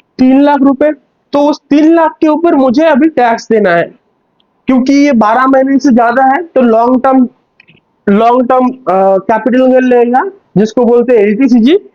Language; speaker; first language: Hindi; non-native, local second language; Bangla